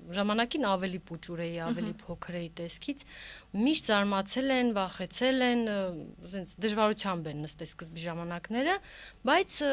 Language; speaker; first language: Armenian; early bilingual, heritage; Armenian